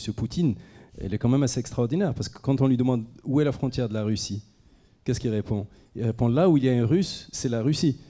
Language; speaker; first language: French; non-native, local second language; Arabic